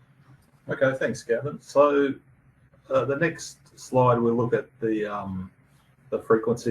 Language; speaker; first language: English; native; English